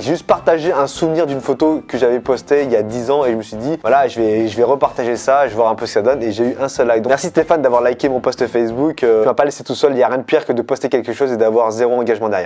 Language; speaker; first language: French; native; French